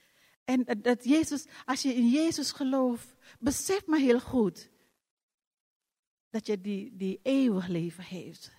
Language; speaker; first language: Dutch; non-native, fluent; Indonesian